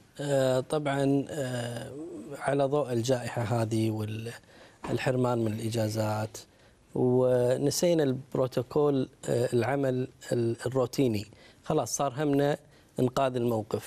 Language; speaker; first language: Arabic; native; Arabic